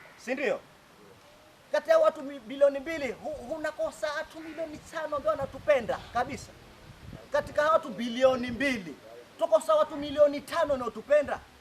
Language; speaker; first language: Swahili; non-native, local second language; Giryama